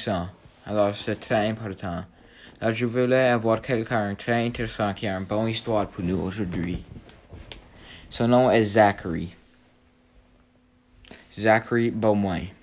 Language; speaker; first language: French; non-native, learner; English